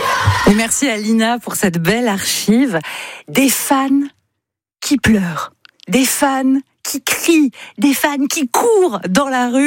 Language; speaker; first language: French; native; French